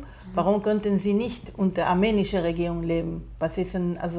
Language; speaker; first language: German; non-native, fluent; Spanish